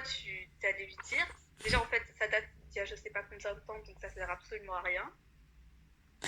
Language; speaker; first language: French; native; French